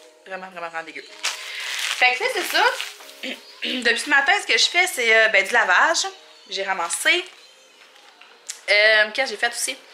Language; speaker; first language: French; native; French